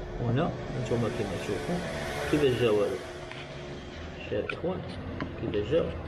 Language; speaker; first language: Arabic; native; Arabic